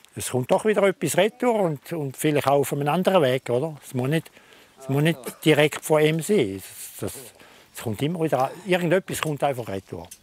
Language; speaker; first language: German; native; German